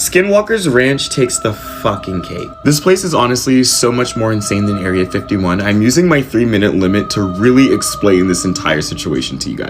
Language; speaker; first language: English; native; English